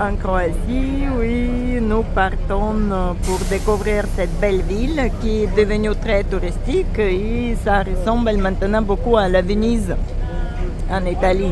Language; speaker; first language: French; non-native, fluent; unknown